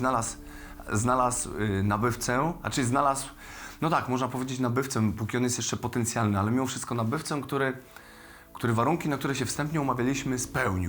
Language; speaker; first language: Polish; native; Polish